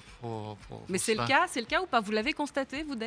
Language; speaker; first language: French; native; French